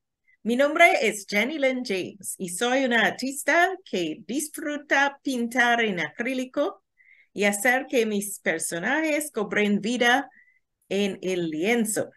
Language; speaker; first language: Spanish; non-native, learner; English